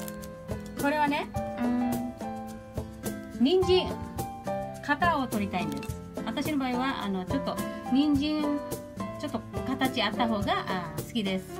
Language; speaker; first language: Japanese; non-native, fluent; Filipino